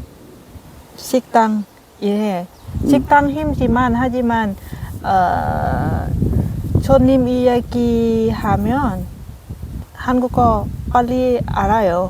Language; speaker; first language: Korean; non-native, learner; Lao